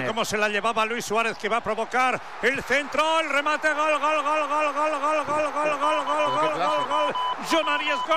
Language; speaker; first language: Spanish; native; Spanish